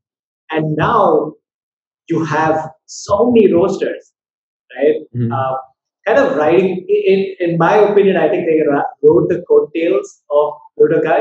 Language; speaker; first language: English; non-native, local second language; Tamil